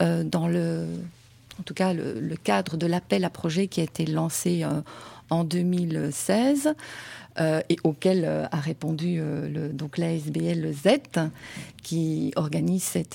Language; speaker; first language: French; native; French